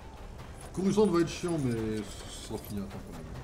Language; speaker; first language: French; native; French